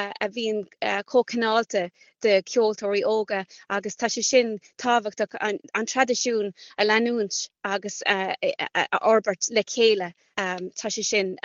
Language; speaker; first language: Irish; non-native, local second language; English